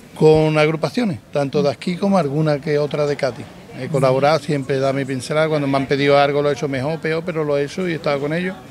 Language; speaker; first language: Spanish; native; Spanish